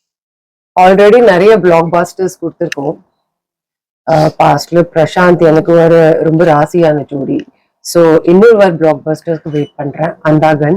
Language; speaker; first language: Tamil; non-native, fluent; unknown